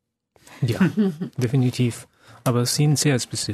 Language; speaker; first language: German; non-native, fluent; Spanish